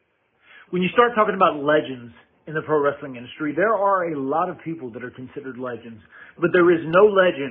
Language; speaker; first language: English; native; English